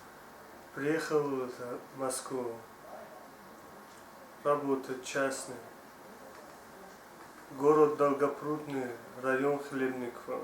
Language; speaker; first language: Russian; non-native, learner; Tajik